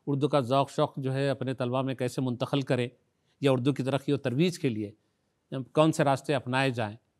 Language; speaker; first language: Urdu; native; Urdu